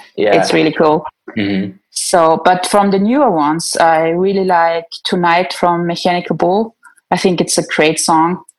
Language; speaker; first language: English; non-native, fluent; German